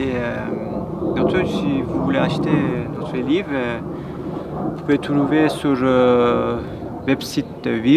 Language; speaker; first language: French; non-native, learner; Turkish